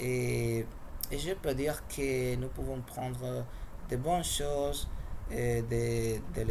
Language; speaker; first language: French; non-native, learner; Spanish